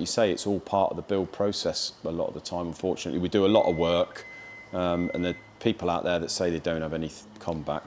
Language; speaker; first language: English; native; English